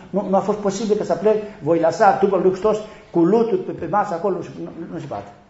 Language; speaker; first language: Romanian; non-native, learner; Greek